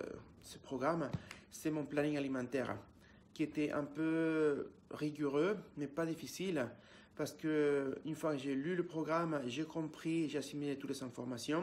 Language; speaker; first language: French; non-native, fluent; Spanish